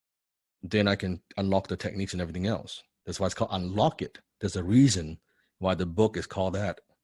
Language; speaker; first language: English; non-native, fluent; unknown